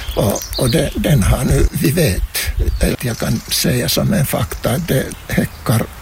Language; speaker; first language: Swedish; non-native, local second language; Finnish